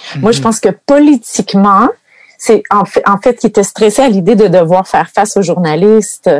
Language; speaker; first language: French; native; French